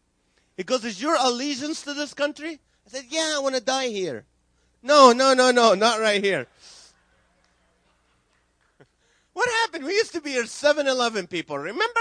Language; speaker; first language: English; non-native, fluent; Arabic